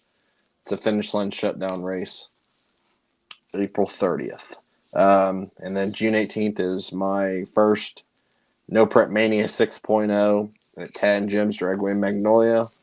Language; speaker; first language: English; native; English